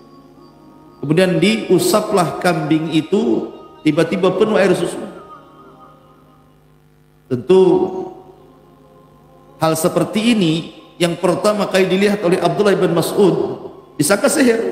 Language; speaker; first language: Indonesian; native; Indonesian